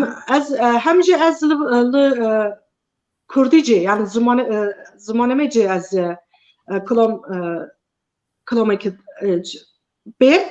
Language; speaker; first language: Kurdish; non-native, local second language; Turkish